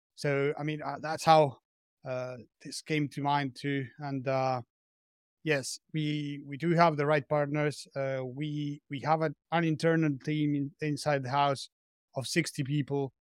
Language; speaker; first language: English; non-native, fluent; Spanish